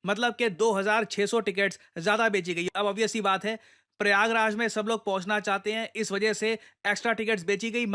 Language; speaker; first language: Hindi; native; Hindi